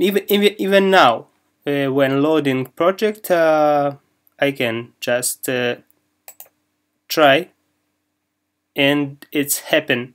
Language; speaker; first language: English; non-native, learner; Russian